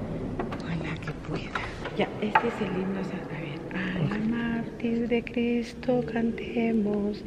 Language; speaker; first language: Spanish; native; Spanish